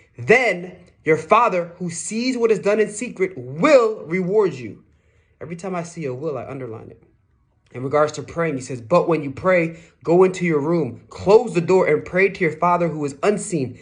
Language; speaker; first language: English; native; English